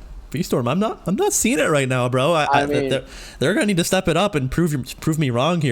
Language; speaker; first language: English; native; English